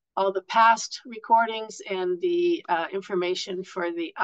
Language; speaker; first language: English; native; English